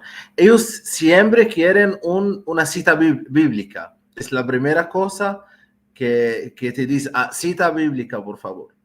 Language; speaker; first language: Spanish; non-native, fluent; Arabic